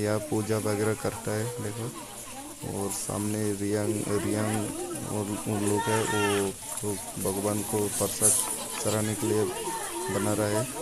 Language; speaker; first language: Hindi; non-native, local second language; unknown